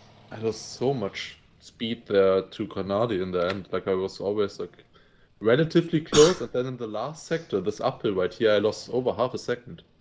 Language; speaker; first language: English; non-native, fluent; German